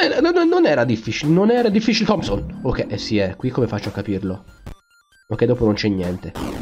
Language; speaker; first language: Italian; native; Italian